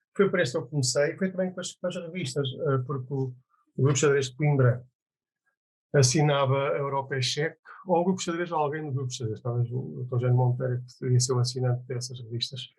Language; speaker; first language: Portuguese; native; Portuguese